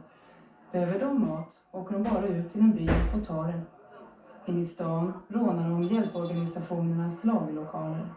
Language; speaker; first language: Swedish; native; Swedish